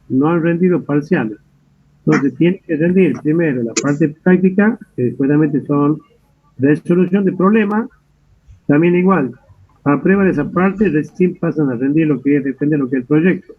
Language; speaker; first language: Spanish; native; Spanish